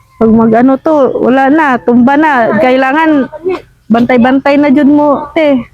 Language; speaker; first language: Filipino; non-native, local second language; Cebuano